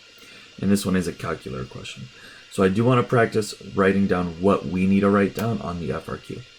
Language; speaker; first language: English; native; English